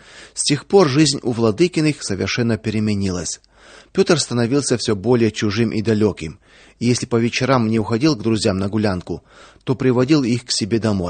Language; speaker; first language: Russian; native; Russian